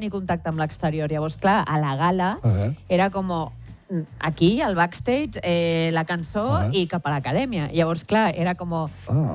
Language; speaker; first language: Catalan; non-native, local second language; Spanish